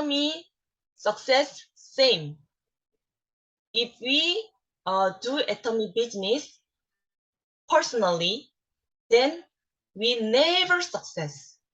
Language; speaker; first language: English; non-native, learner; Korean